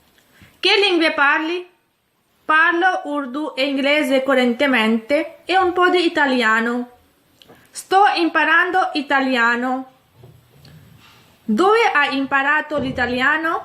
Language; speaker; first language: Italian; non-native, fluent; Urdu